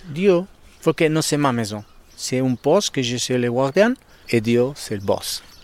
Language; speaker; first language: French; non-native, learner; Spanish